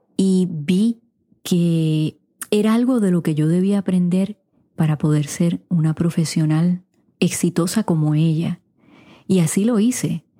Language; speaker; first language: Spanish; native; Spanish